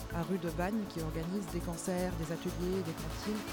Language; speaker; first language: French; non-native, local second language; Arabic